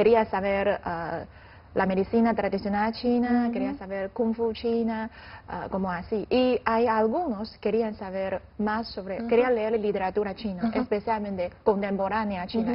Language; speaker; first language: Spanish; non-native, fluent; Chinese